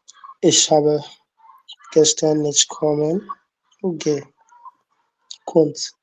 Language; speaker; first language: German; non-native, learner; Akan